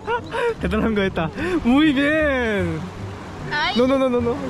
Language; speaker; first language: Spanish; non-native, learner; Korean